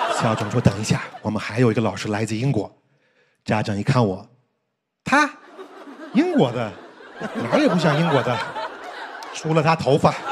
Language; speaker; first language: Chinese; early bilingual, heritage; Chinese